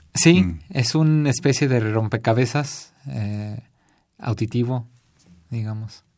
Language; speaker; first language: Spanish; early bilingual, heritage; Spanish